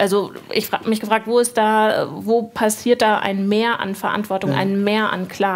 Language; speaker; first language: German; native; German